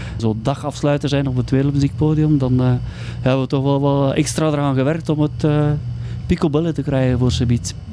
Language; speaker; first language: Dutch; native; Dutch